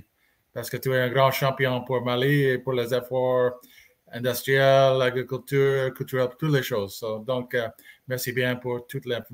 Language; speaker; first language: French; non-native, learner; English